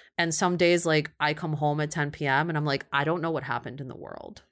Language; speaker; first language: English; early bilingual, other home language; Russian